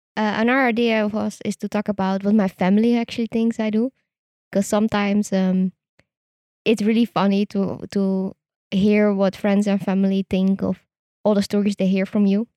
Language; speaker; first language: English; non-native, fluent; Dutch